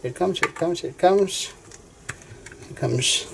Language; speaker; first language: English; non-native, fluent; Danish